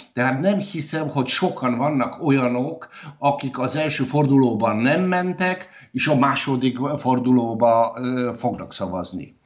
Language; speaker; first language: Hungarian; non-native, fluent; Polish